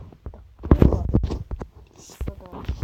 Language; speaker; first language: Russian; native; Russian